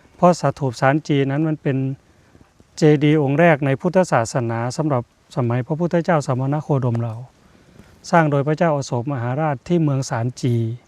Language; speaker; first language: Thai; native; Thai